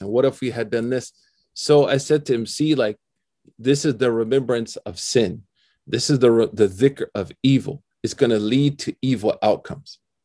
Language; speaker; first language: English; native; English